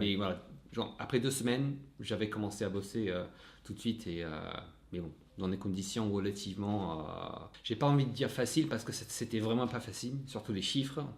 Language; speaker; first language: French; non-native, fluent; English